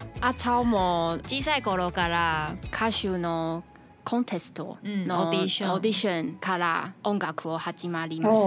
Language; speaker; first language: Japanese; non-native, learner; Chinese